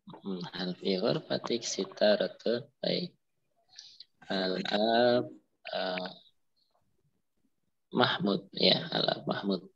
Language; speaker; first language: Arabic; non-native, fluent; Indonesian